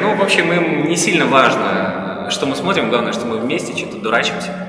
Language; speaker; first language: Russian; native; Russian